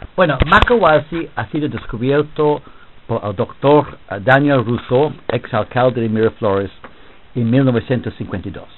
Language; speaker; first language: Spanish; non-native, fluent; English